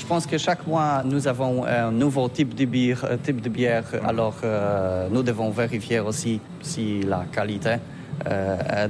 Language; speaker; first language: French; non-native, learner; Polish